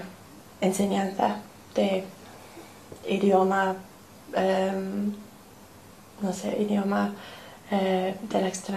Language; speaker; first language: Spanish; non-native, learner; English